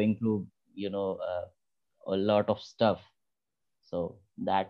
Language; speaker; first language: English; non-native, local second language; Hindi